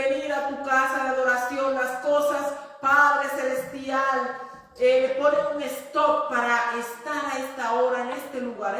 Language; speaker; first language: Spanish; native; Spanish